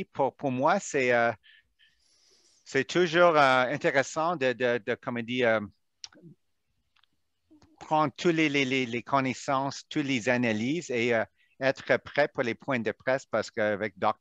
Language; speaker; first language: French; non-native, local second language; English